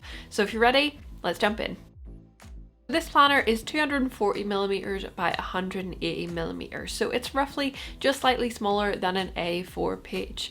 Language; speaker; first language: English; native; English